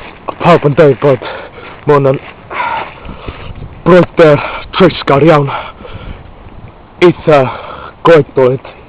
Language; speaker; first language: Welsh; non-native, local second language; English